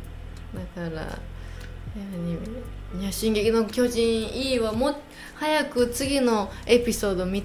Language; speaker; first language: Japanese; non-native, fluent; English